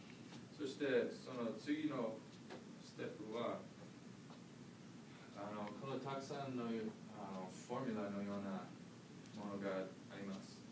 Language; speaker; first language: Japanese; non-native, learner; English